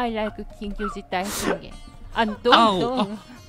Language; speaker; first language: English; non-native, learner; Japanese